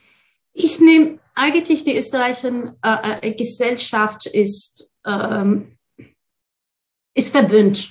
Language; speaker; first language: German; non-native, fluent; Arabic